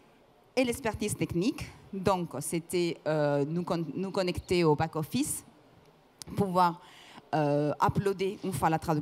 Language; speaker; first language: French; non-native, fluent; Italian